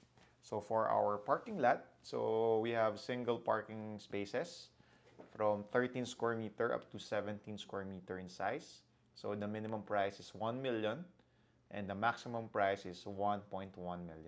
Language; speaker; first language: English; non-native, local second language; Filipino